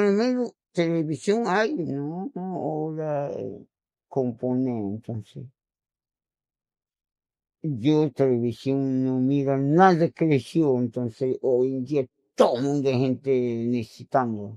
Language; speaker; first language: Spanish; non-native, local second language; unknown